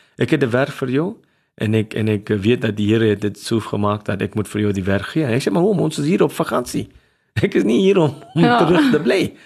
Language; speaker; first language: Afrikaans; non-native, local second language; English